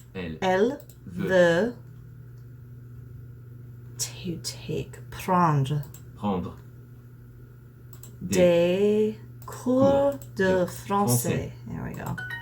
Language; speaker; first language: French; non-native, learner; English